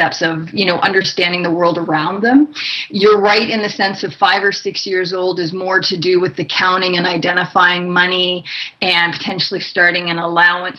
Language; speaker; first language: English; native; English